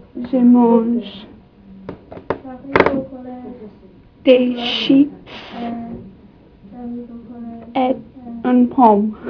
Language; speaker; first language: French; non-native, learner; English